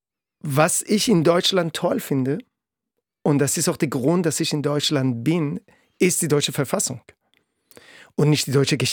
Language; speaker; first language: German; non-native, fluent; Persian